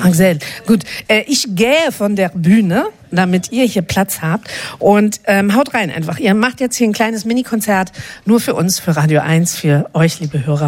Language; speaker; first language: German; native; German